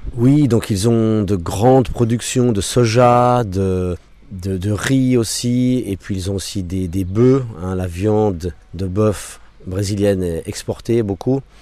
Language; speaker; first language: French; non-native, local second language; English